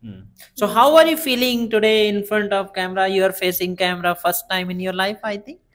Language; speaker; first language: English; non-native, local second language; Hindi